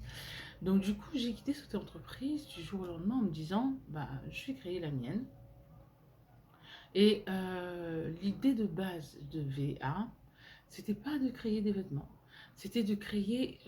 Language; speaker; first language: French; native; French